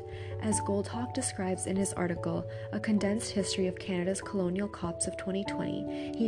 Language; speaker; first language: English; native; English